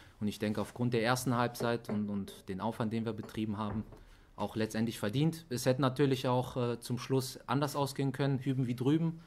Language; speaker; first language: German; early bilingual, other home language; Greek